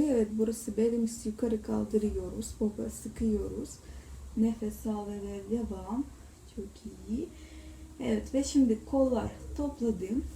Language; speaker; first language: Turkish; non-native, learner; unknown